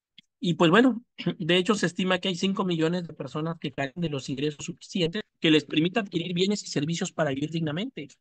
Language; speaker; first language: Spanish; native; Spanish